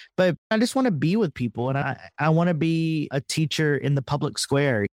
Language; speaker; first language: English; native; English